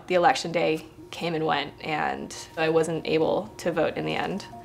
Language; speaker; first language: English; native; English